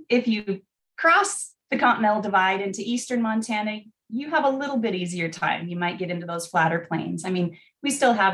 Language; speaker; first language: English; native; English